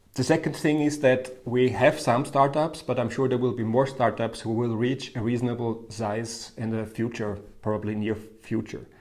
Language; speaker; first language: English; non-native, fluent; German